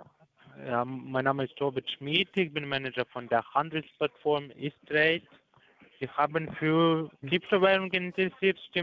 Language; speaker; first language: German; non-native, learner; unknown